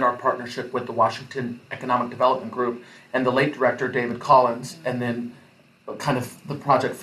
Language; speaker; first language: English; native; English